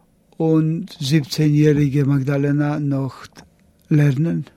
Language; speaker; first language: German; non-native, learner; Polish